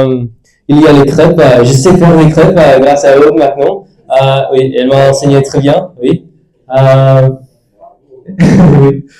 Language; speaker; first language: French; non-native, learner; Spanish